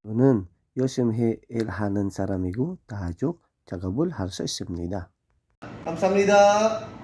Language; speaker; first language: Korean; non-native, learner; Filipino